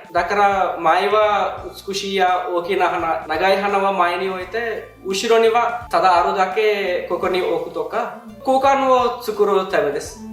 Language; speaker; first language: Japanese; non-native, fluent; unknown